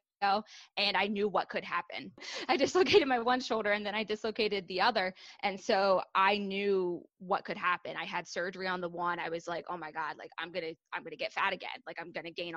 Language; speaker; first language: English; native; English